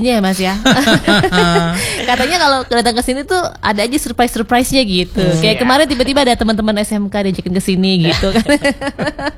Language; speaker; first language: Indonesian; native; Indonesian